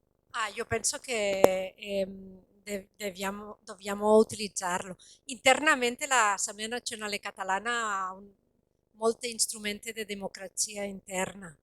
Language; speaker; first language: Italian; non-native, fluent; Catalan